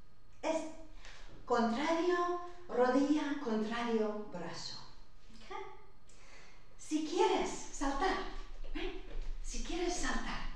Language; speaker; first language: Spanish; non-native, fluent; English